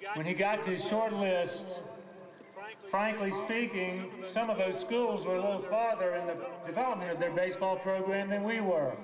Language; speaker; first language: English; native; English